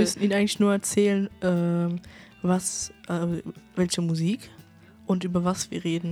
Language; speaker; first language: German; native; German